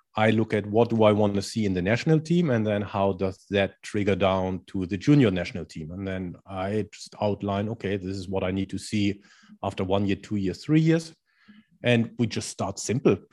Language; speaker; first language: English; non-native, fluent; German